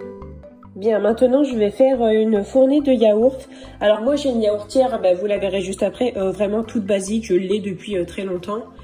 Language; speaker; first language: French; native; French